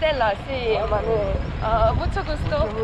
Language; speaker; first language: Spanish; non-native, learner; Korean